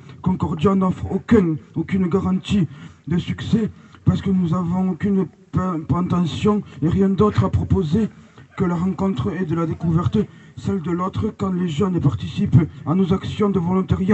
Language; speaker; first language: French; native; French